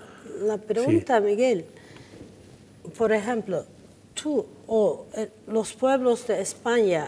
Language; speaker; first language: Spanish; non-native, learner; Turkish